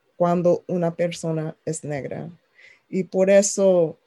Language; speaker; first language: Spanish; non-native, fluent; English